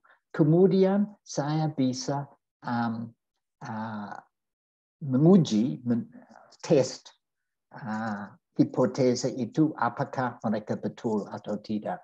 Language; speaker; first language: Indonesian; non-native, fluent; English